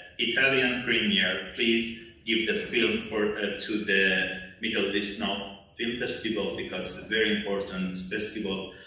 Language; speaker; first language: English; non-native, learner; Persian